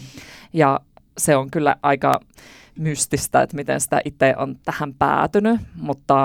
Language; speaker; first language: Finnish; native; Finnish